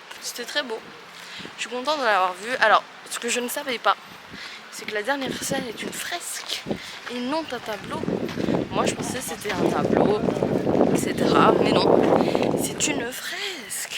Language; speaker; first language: French; native; French